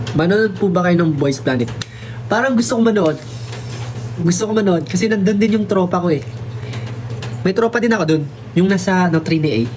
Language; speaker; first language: Filipino; non-native, local second language; Waray